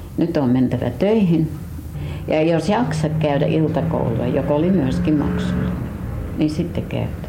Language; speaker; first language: Finnish; early bilingual, heritage; Finnish